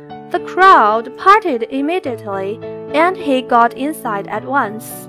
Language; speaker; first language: English; non-native, fluent; Chinese